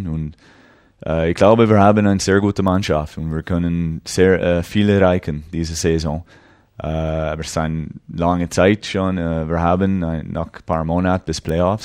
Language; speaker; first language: German; early bilingual, heritage; English